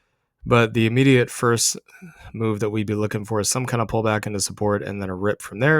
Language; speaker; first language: English; native; English